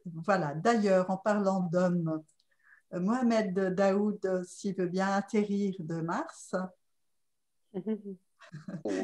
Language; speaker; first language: French; native; French